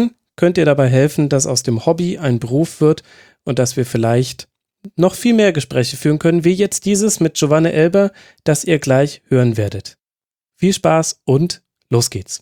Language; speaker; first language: German; native; German